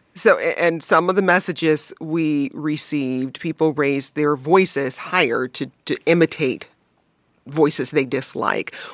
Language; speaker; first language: English; native; English